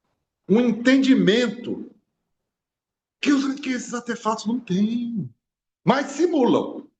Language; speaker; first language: Portuguese; native; Portuguese